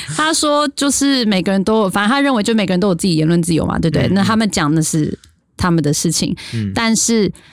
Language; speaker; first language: Chinese; native; Chinese